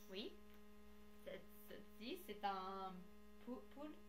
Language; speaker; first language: French; non-native, learner; English